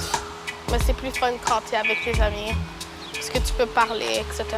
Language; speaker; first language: French; early bilingual, other home language; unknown